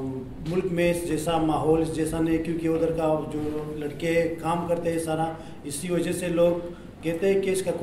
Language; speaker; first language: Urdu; non-native, local second language; Punjabi